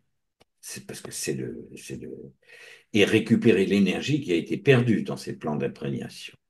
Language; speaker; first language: French; native; French